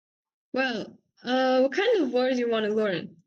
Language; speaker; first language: English; non-native, fluent; Uzbek